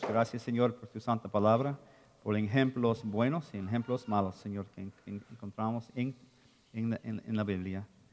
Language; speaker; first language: Spanish; non-native, fluent; English